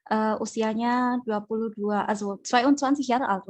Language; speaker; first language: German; non-native, fluent; Indonesian